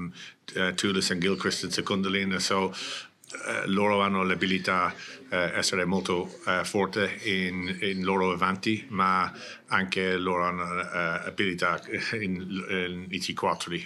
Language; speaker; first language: Italian; non-native, learner; English